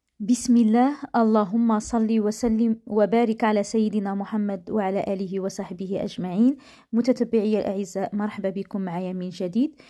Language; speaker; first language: Arabic; native; Arabic